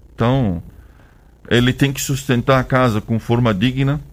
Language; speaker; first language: Portuguese; non-native, learner; Arabic